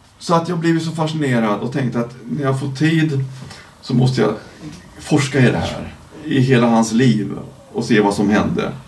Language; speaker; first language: Swedish; native; Swedish